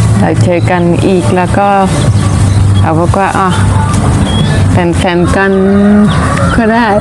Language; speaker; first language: Thai; non-native, fluent; Dutch